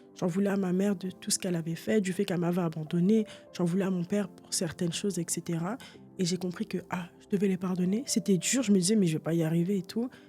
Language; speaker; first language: French; early bilingual, other home language; Portuguese